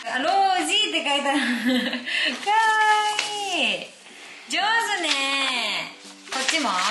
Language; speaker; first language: Japanese; native; Japanese